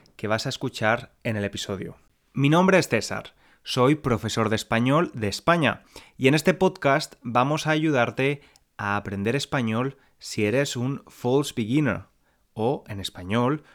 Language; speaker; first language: Spanish; native; Spanish